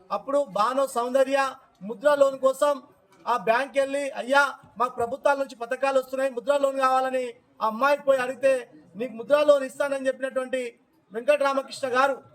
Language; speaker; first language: Telugu; non-native, local second language; Lambadi